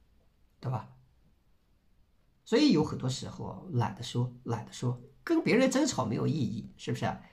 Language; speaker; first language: Chinese; native; Chinese